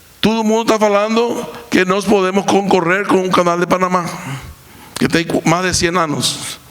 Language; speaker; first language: Portuguese; non-native, fluent; Spanish